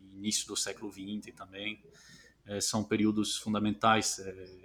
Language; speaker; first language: Portuguese; non-native, fluent; French